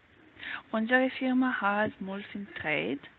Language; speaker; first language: German; non-native, learner; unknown